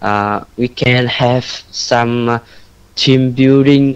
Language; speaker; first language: English; non-native, learner; Vietnamese